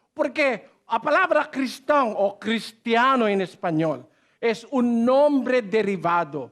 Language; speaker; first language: Portuguese; non-native, learner; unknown